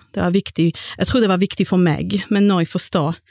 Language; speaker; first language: Norwegian; non-native, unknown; Polish